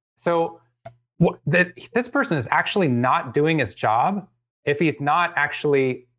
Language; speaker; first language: English; native; English